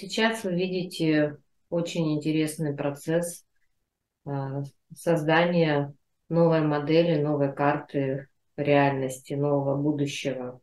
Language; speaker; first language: Russian; native; Russian